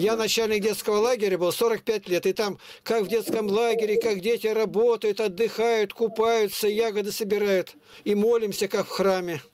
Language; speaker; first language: Russian; native; Russian